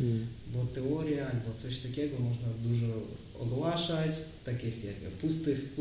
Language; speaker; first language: Polish; non-native, learner; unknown